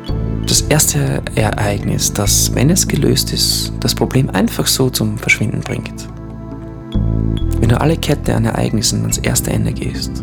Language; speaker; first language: German; native; German